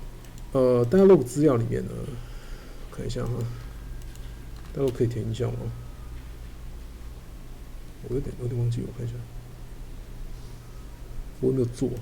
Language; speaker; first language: Chinese; native; Chinese